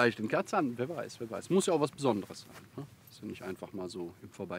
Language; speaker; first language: German; native; German